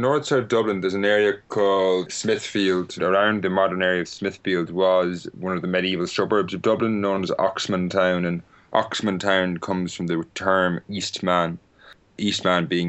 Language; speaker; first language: English; native; English